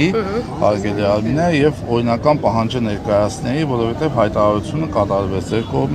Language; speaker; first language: Armenian; native; Armenian